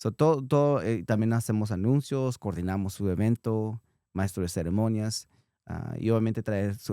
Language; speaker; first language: Spanish; early bilingual, heritage; Spanish